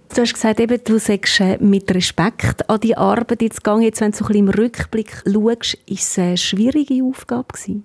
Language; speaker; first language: German; native; German